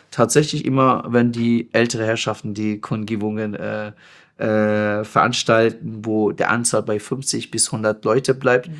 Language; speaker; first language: German; non-native, fluent; Persian